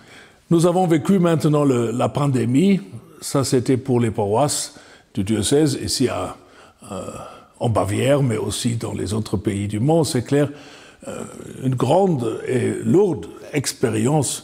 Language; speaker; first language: French; non-native, fluent; German